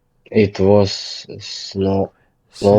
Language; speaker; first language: English; non-native, learner; Russian